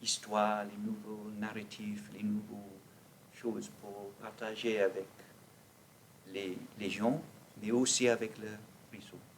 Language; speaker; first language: French; non-native, learner; English